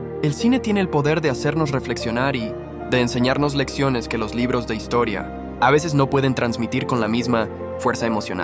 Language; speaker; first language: Spanish; native; Spanish